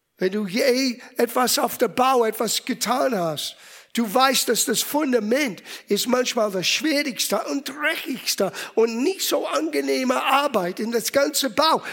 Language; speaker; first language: German; non-native, fluent; English